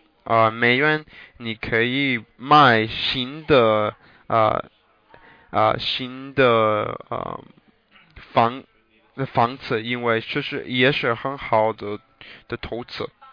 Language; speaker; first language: Chinese; non-native, learner; English